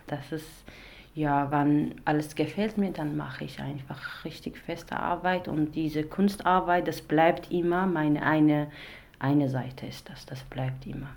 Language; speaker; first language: German; non-native, learner; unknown